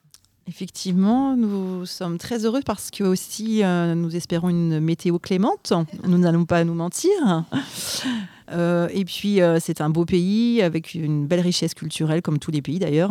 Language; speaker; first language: French; native; French